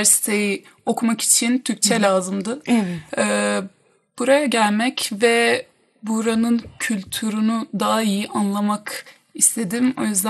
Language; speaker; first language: Turkish; non-native, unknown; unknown